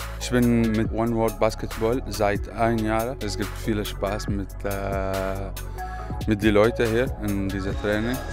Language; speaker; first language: German; non-native, learner; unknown